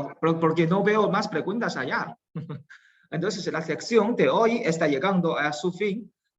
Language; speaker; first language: Spanish; non-native, learner; Chinese